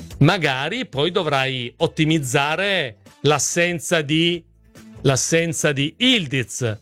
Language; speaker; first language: Italian; native; Italian